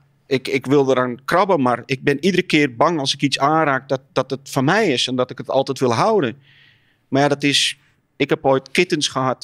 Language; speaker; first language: Dutch; native; Dutch